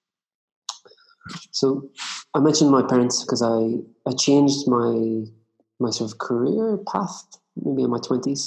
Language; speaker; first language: English; native; English